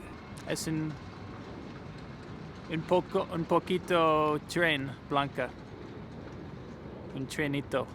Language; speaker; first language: Spanish; non-native, learner; English